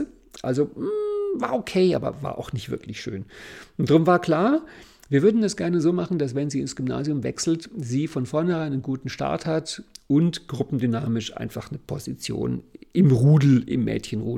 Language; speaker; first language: German; native; German